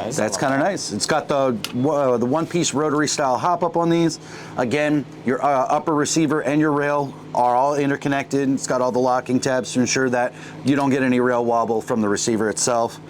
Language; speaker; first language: English; native; English